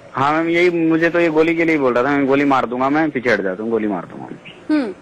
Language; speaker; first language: Hindi; native; Hindi